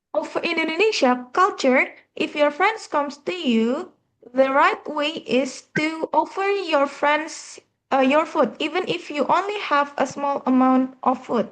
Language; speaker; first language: English; non-native, fluent; Indonesian